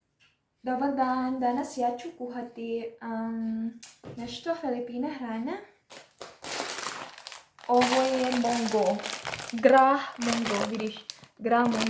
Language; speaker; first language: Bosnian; non-native, learner; Filipino